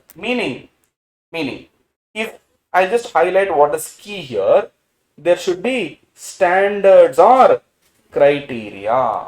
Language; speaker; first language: English; non-native, local second language; Tamil